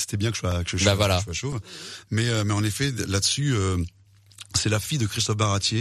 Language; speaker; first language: French; native; French